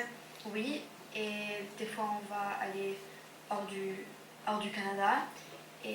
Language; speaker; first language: French; non-native, local second language; English